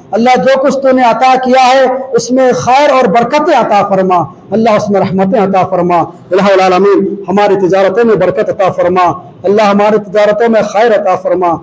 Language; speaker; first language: Urdu; native; Urdu